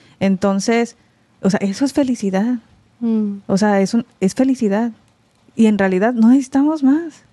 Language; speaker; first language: Spanish; early bilingual, other home language; Korean